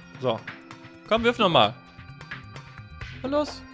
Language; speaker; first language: German; native; German